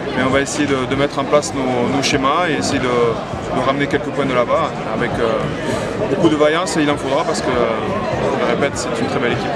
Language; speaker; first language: French; native; French